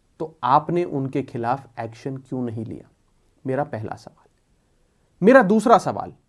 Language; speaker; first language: Hindi; non-native, local second language; Punjabi